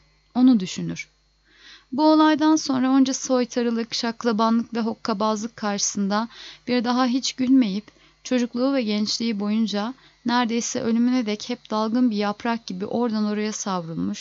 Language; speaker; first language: Turkish; native; Turkish